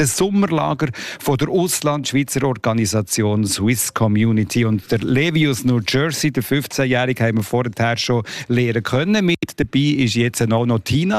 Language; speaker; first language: German; native; German